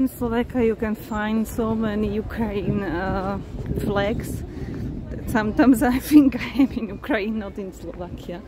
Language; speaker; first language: English; non-native, learner; Slovak